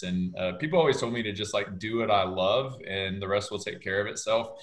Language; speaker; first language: English; native; English